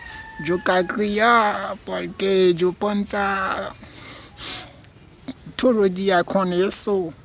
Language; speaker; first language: Spanish; non-native, learner; Haitian Creole